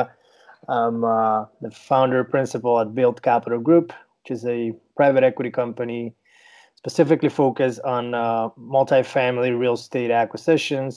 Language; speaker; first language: English; non-native, fluent; Spanish